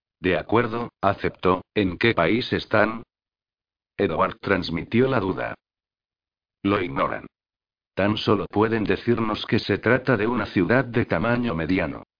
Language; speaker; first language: Spanish; native; Spanish